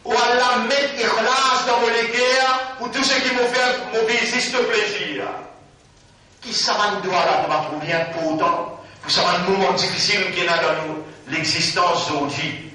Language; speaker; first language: French; non-native, local second language; Morisyen